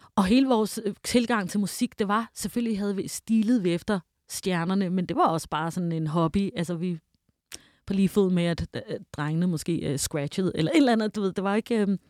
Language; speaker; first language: Danish; early bilingual, heritage; Danish